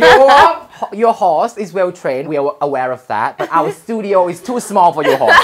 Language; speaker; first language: English; non-native, fluent; Thai